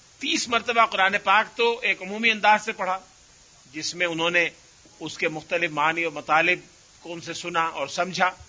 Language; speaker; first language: Urdu; native; Urdu